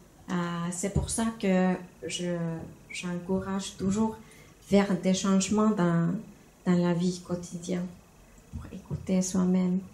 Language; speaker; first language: French; non-native, fluent; Finnish